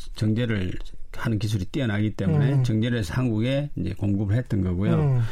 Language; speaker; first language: Korean; native; Korean